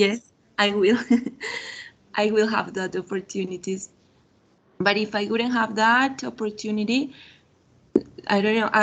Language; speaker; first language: English; non-native, learner; Spanish